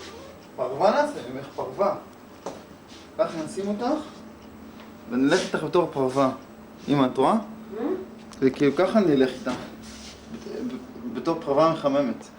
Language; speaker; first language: Hebrew; native; Hebrew